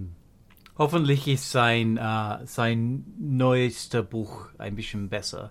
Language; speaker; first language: German; non-native, fluent; English